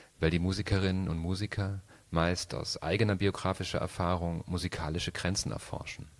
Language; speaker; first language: German; native; German